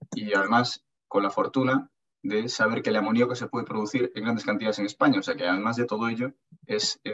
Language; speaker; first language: Spanish; native; Spanish